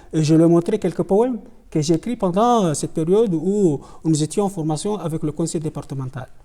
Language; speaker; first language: French; non-native, local second language; Ngazidja Comorian